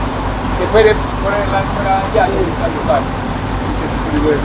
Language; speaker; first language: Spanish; non-native, learner; Italian